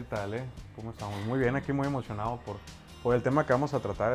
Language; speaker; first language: Spanish; native; Spanish